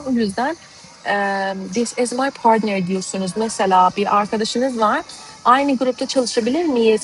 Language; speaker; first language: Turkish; non-native, fluent; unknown